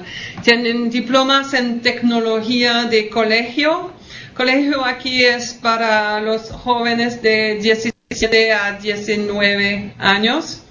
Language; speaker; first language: Spanish; non-native, fluent; French